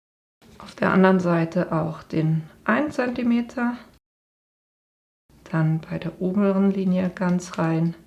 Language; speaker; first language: German; native; German